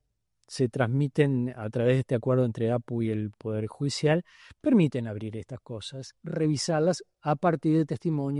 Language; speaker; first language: Spanish; native; Spanish